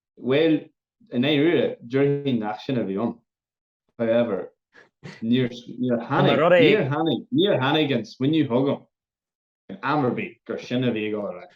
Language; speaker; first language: Irish; native; Irish